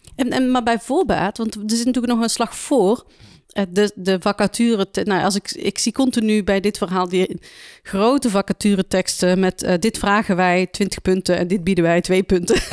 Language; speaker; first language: Dutch; early bilingual, other home language; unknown